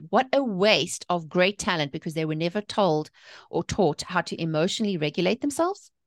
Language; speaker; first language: English; native; English